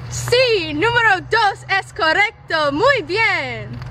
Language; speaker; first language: Spanish; non-native, learner; English